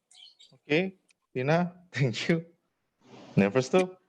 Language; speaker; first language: English; non-native, fluent; Indonesian